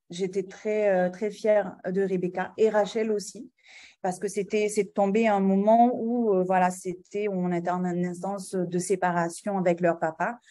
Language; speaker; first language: French; non-native, local second language; Arabic